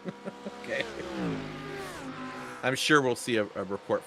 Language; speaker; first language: English; native; English